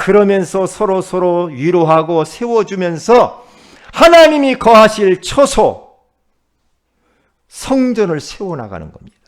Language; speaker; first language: Korean; native; Korean